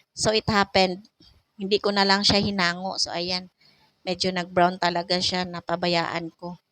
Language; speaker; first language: Filipino; non-native, local second language; Cebuano